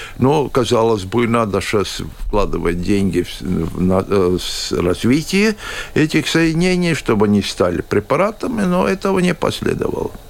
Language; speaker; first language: Russian; non-native, local second language; Latvian